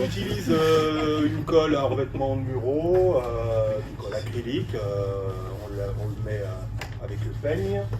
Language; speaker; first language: French; native; French